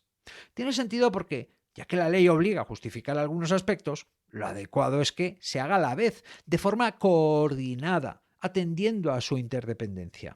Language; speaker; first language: Spanish; native; Spanish